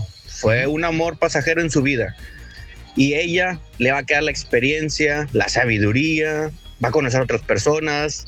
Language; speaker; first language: Spanish; native; Spanish